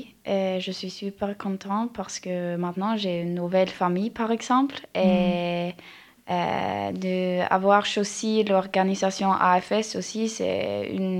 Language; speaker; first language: French; non-native, learner; Norwegian